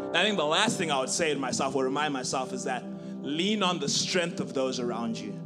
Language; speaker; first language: English; non-native, local second language; Shona